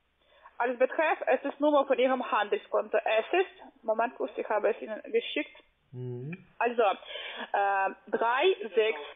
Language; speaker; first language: German; non-native, learner; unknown